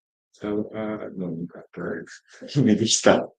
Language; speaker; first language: Spanish; non-native, learner; English